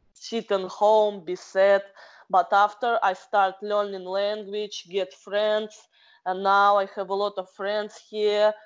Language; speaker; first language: English; non-native, learner; Kazakh